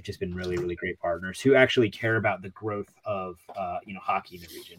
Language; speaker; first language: English; native; English